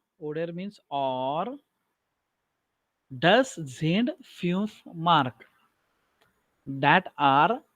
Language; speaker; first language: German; non-native, learner; Marathi